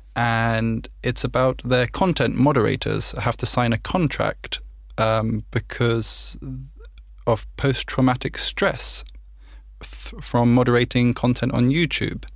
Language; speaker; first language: English; native; English